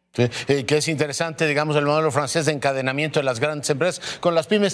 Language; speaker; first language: Spanish; native; Spanish